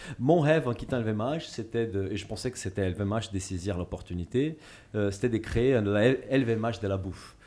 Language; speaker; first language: French; non-native, fluent; Portuguese